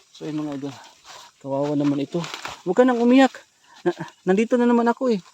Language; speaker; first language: Filipino; native; Filipino